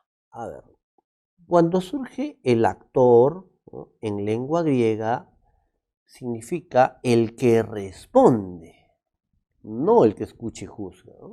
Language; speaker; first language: Spanish; native; Spanish